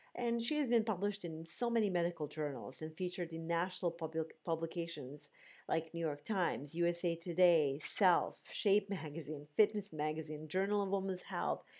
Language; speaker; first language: English; non-native, fluent; Bosnian